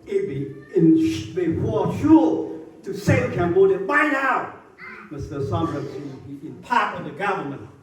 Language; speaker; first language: English; non-native, learner; Khmer